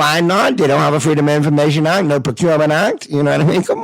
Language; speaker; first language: English; native; English